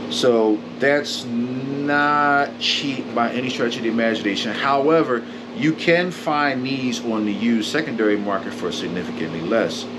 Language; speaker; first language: English; native; English